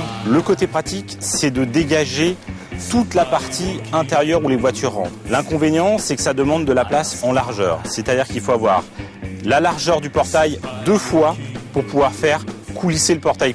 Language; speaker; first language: French; native; French